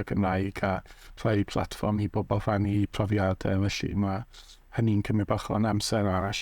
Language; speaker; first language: Welsh; native; Welsh